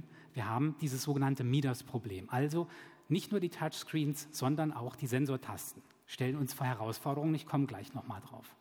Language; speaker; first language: German; native; German